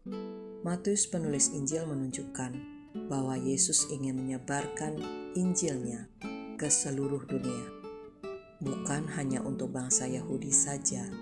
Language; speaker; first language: Indonesian; native; Indonesian